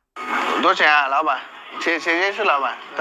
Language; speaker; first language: Chinese; non-native, fluent; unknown